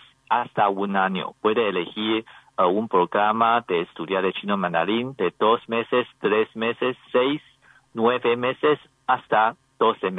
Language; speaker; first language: Spanish; non-native, learner; Chinese